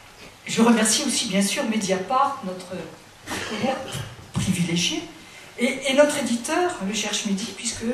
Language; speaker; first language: French; native; French